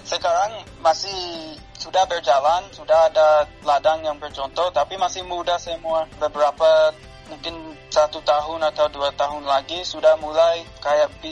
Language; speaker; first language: Indonesian; non-native, fluent; English